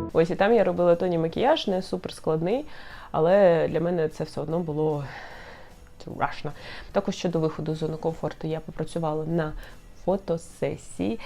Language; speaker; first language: Ukrainian; non-native, local second language; Russian